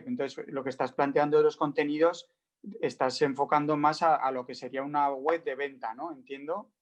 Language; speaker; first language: Spanish; native; Spanish